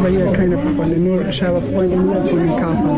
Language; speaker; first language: German; non-native, learner; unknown